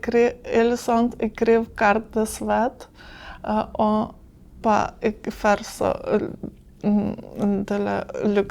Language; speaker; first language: French; non-native, learner; Ukrainian